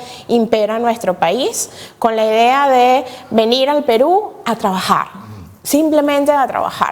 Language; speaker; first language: Spanish; native; Spanish